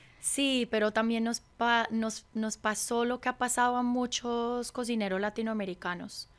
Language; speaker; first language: Spanish; early bilingual, heritage; Spanish